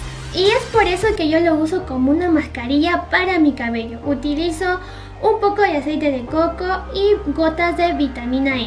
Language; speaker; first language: Spanish; native; Spanish